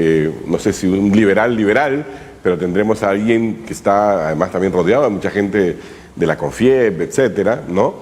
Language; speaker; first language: Spanish; native; Spanish